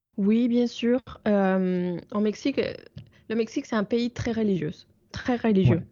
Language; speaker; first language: French; non-native, fluent; Spanish